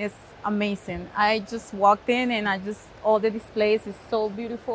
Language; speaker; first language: English; non-native, fluent; Spanish